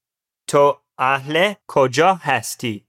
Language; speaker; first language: Persian; non-native, learner; English